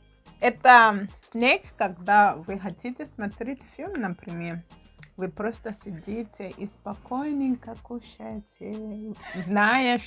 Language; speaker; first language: Russian; non-native, learner; English